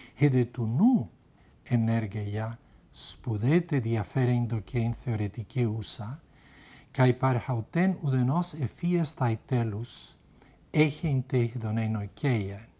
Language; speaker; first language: Greek; non-native, fluent; Spanish